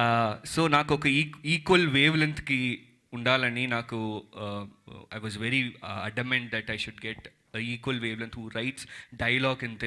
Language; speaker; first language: Telugu; early bilingual, heritage; Telugu